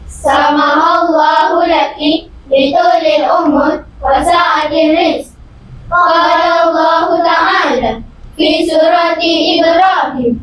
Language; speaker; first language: Arabic; non-native, learner; Malay